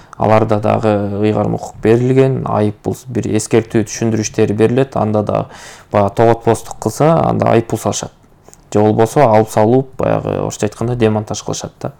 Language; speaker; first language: Kyrgyz; native; Kyrgyz